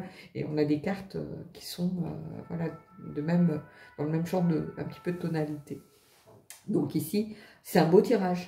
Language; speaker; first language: French; native; French